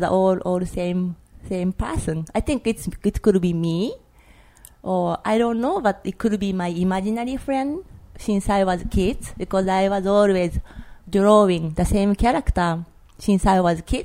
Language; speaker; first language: English; non-native, learner; Japanese